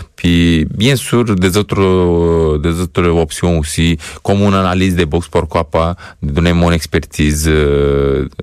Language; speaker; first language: French; non-native, fluent; Romanian